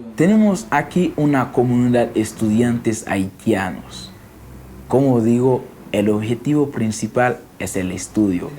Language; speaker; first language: Spanish; non-native, fluent; Haitian Creole